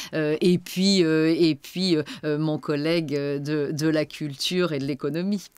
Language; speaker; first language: French; native; French